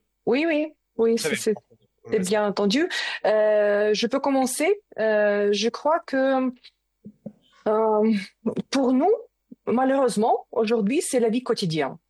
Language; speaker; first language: French; non-native, learner; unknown